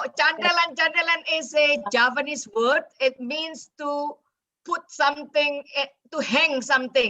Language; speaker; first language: English; non-native, fluent; Indonesian